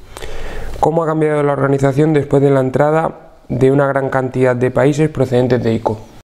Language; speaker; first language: Spanish; non-native, fluent; Russian